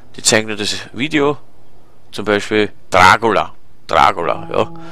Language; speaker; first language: German; native; German